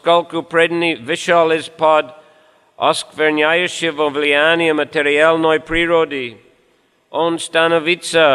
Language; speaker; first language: Russian; non-native, fluent; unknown